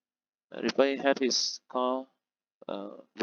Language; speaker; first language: English; non-native, fluent; Indonesian